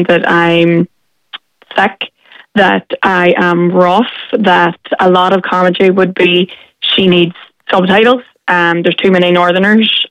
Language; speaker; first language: English; native; English